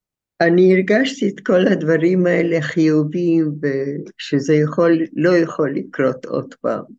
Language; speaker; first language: Hebrew; non-native, fluent; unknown